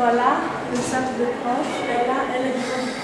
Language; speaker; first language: French; non-native, learner; Greek